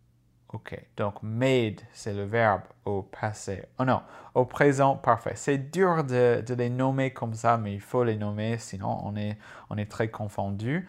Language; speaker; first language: French; non-native, fluent; English